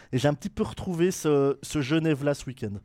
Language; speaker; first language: French; native; French